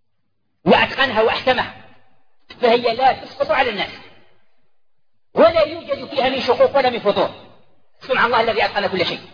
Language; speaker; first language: Arabic; native; Arabic